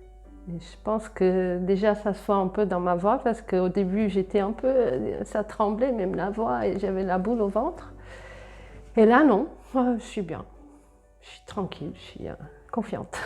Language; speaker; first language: French; non-native, fluent; Portuguese